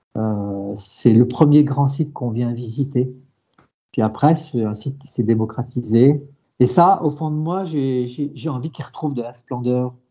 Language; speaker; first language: French; native; French